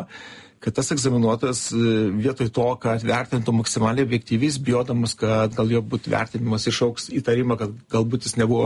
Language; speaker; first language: Lithuanian; native; Lithuanian